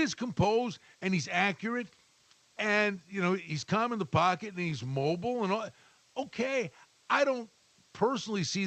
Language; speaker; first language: English; native; English